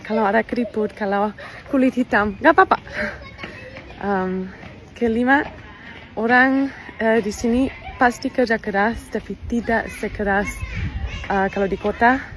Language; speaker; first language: Indonesian; non-native, fluent; German